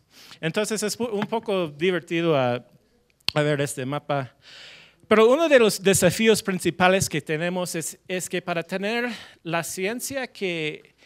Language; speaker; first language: Spanish; non-native, fluent; English